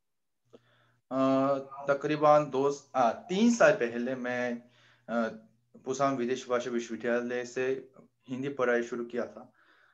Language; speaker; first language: Hindi; non-native, learner; Korean